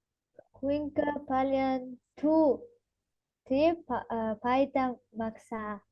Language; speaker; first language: Finnish; non-native, learner; Russian